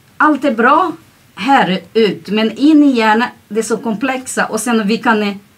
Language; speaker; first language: Swedish; non-native, fluent; Portuguese